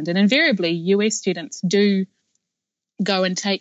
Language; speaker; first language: English; native; English